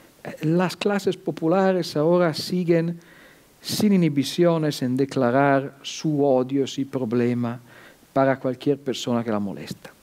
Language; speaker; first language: Spanish; non-native, fluent; Italian